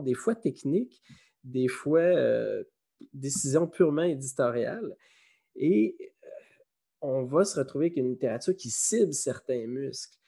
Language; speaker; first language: French; native; French